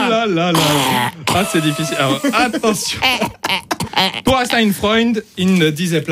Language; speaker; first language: German; non-native, local second language; French